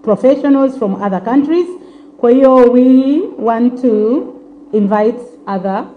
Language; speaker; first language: English; non-native, local second language; Swahili